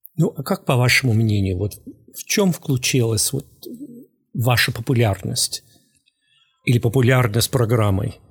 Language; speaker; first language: Russian; non-native, fluent; English